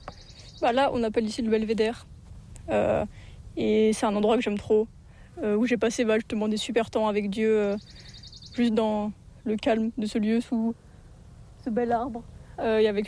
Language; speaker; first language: French; native; French